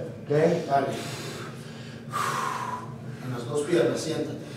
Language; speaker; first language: Spanish; early bilingual, heritage; Spanish